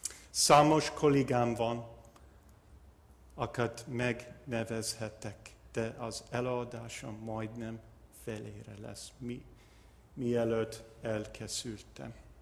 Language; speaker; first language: Hungarian; non-native, learner; English